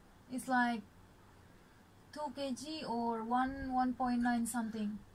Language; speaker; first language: English; non-native, learner; Indonesian